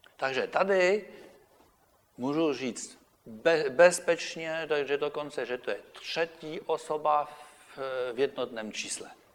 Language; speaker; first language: Czech; non-native, fluent; French